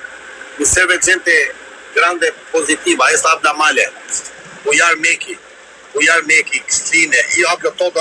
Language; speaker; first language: Spanish; non-native, learner; Albanian